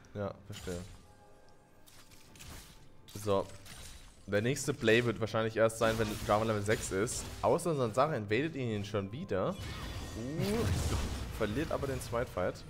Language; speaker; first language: German; native; German